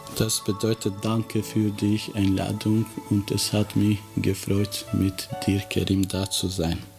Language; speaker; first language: German; non-native, fluent; Albanian